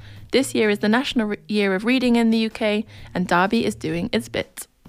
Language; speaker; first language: English; native; English